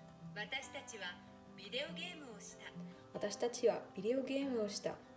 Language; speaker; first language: Japanese; non-native, learner; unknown